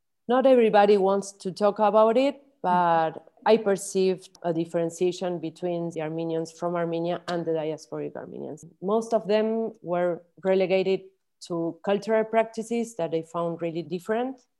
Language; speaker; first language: English; non-native, fluent; Spanish